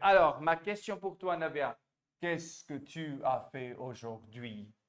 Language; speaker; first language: French; non-native, fluent; Hindi